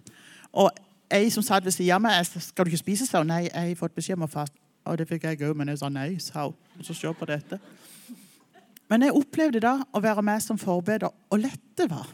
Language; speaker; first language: Norwegian; native; Norwegian